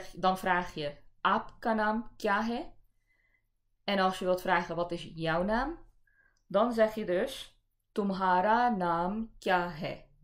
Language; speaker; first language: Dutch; early bilingual, other home language; Urdu